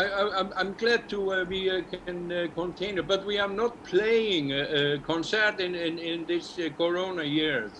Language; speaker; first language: English; non-native, learner; Icelandic